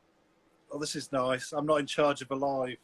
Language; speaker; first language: English; native; English